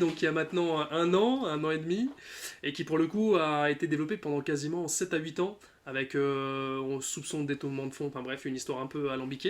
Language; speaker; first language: French; native; French